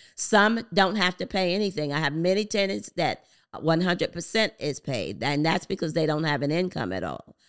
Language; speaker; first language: English; native; English